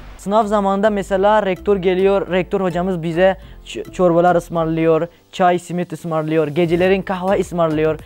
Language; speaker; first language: Turkish; non-native, fluent; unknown